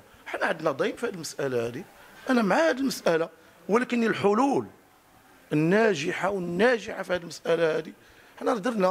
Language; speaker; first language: Arabic; native; Arabic